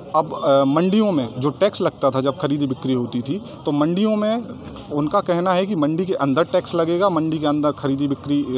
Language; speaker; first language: Hindi; native; Hindi